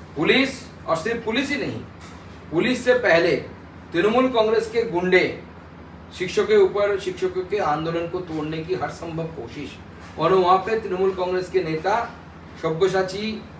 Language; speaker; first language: Hindi; non-native, local second language; Bangla